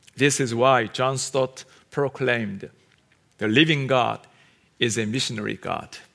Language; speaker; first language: English; non-native, fluent; Korean